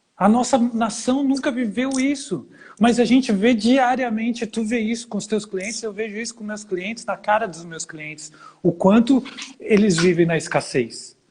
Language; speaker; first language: Portuguese; native; Portuguese